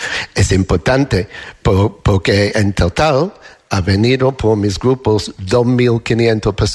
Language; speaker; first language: Spanish; non-native, learner; English